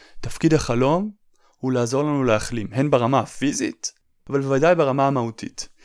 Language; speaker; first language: Hebrew; native; Hebrew